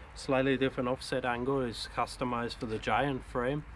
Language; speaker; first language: English; native; English